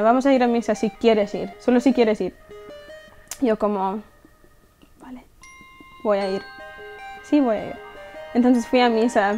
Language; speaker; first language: Spanish; early bilingual, heritage; English